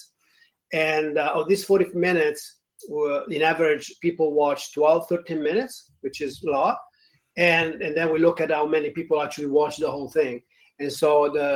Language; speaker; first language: English; non-native, fluent; Italian